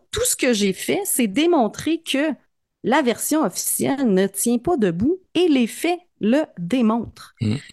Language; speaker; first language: French; native; French